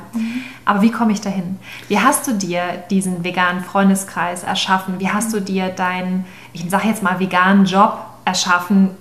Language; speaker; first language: German; native; German